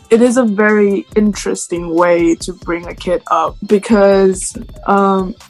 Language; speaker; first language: English; non-native, fluent; Chinese